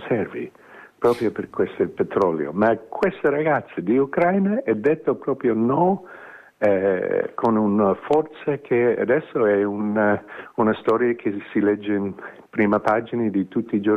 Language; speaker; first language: Italian; non-native, fluent; English